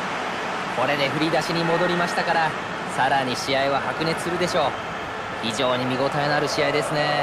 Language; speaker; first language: Japanese; native; Japanese